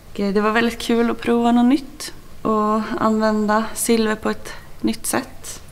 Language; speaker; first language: Swedish; native; Swedish